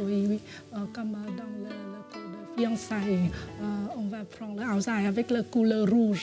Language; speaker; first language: French; non-native, fluent; Vietnamese